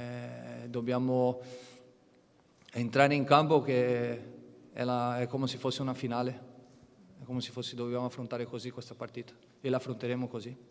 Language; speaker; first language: Italian; non-native, fluent; Portuguese